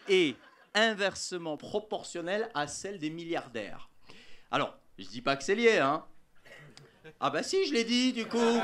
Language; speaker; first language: French; native; French